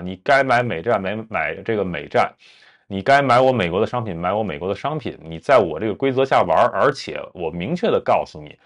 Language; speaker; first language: Chinese; native; Chinese